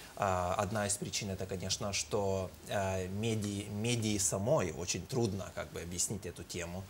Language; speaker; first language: Russian; non-native, fluent; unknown